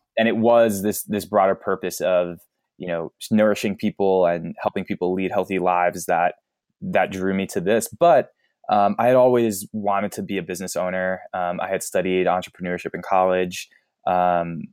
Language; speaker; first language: English; native; English